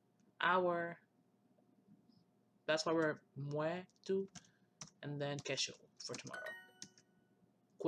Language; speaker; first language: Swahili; non-native, learner; English